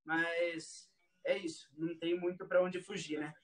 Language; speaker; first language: Portuguese; native; Portuguese